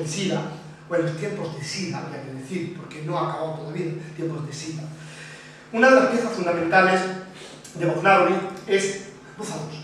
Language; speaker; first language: Spanish; native; Spanish